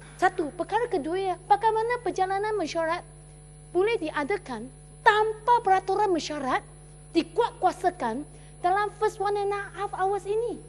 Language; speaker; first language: Malay; non-native, local second language; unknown